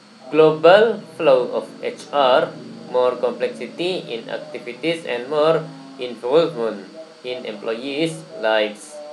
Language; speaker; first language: English; non-native, fluent; Indonesian